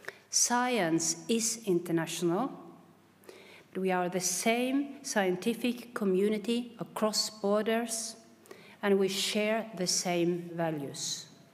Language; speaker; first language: English; non-native, fluent; Norwegian